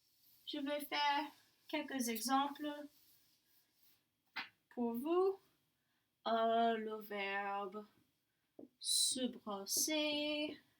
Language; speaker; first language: French; non-native, fluent; English